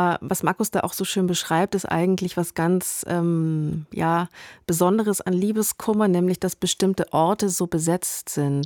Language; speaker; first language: German; native; German